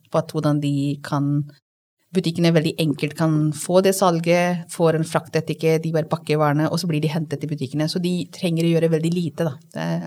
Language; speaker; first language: Norwegian; non-native, fluent; Hindi